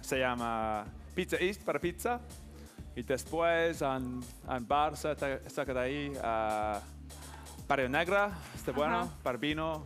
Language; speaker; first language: Spanish; non-native, learner; English